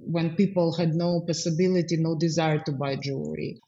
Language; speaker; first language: English; non-native, fluent; Ukrainian